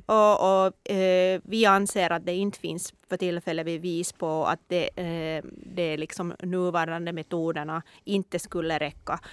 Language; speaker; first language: Swedish; non-native, local second language; Finnish